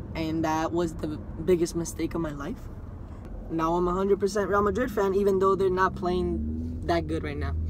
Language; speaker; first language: English; early bilingual, other home language; Spanish